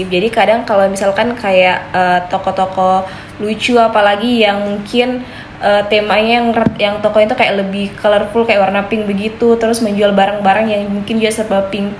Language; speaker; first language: Indonesian; native; Indonesian